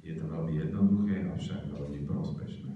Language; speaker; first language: Slovak; native; Slovak